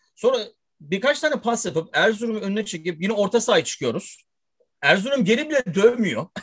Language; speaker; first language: Turkish; early bilingual, heritage; Turkish